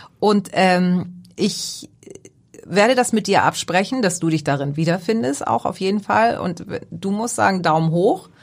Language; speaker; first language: German; early bilingual, other home language; Greek